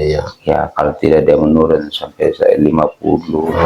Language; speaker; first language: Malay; non-native, local second language; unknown